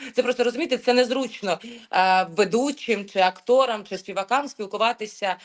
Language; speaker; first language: Ukrainian; non-native, local second language; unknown